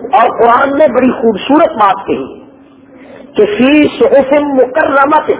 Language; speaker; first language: Urdu; non-native, local second language; Punjabi